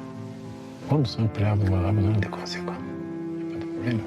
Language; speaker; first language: French; non-native, local second language; Kinyarwanda